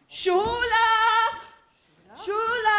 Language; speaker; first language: German; non-native, fluent; Portuguese